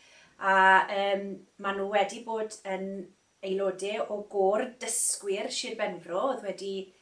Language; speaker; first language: Welsh; native; Welsh